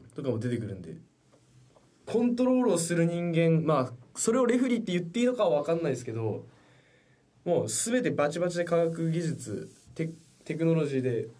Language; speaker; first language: Japanese; native; Japanese